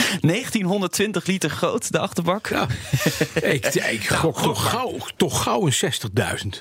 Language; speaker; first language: Dutch; native; Dutch